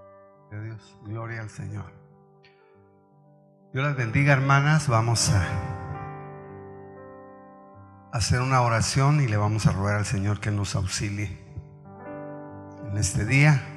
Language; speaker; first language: Spanish; native; Spanish